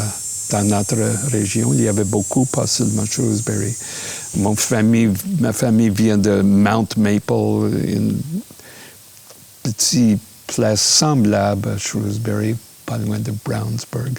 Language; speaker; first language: French; non-native, local second language; English